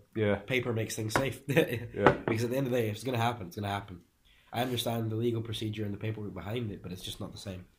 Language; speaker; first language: English; early bilingual, other home language; Hungarian